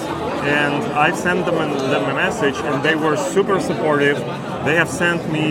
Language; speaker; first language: English; non-native, fluent; Ukrainian